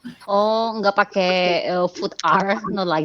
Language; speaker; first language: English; non-native, learner; Indonesian